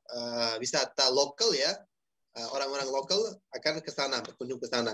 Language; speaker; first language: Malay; non-native, fluent; Uzbek